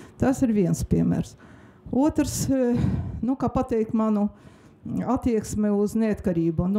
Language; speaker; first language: Latvian; non-native, local second language; Russian